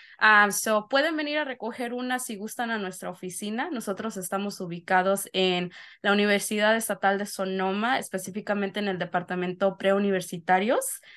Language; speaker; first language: Spanish; early bilingual, heritage; Spanish